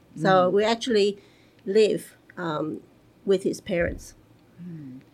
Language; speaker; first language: English; early bilingual, other home language; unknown